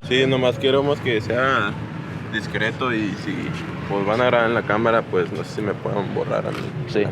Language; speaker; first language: Spanish; native; Spanish